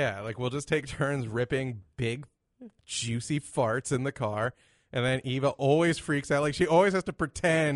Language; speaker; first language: English; native; English